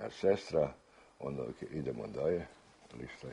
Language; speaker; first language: Serbian; early bilingual, heritage; Croatian